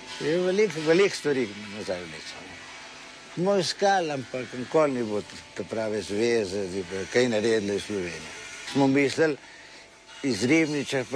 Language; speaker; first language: Slovenian; early bilingual, heritage; Spanish